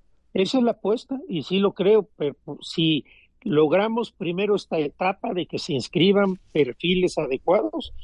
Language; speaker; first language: Spanish; native; Spanish